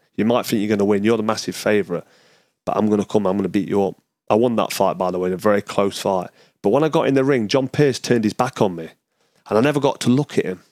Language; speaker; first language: English; native; English